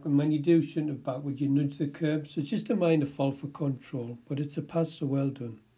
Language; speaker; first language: English; native; English